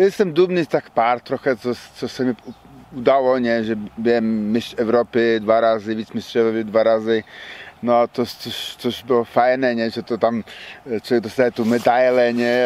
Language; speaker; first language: Polish; non-native, learner; Czech